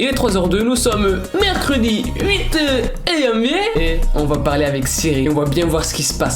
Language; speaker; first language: French; native; French